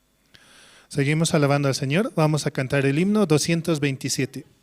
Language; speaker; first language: Spanish; native; Spanish